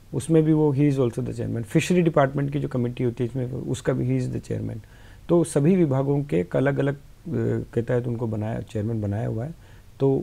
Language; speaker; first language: Hindi; native; Hindi